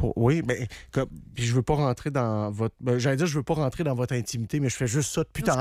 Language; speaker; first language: French; native; French